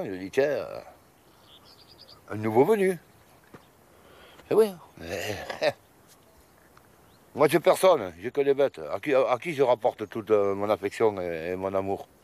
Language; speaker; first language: French; native; French